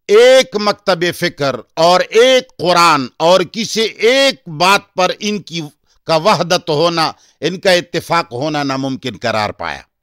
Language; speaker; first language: Urdu; non-native, local second language; Pashto